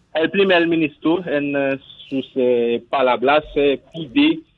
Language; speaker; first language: Spanish; non-native, learner; Haitian Creole